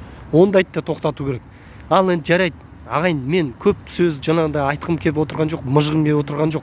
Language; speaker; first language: Kazakh; native; Kazakh